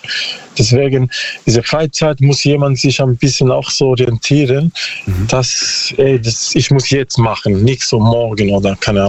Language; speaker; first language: German; non-native, learner; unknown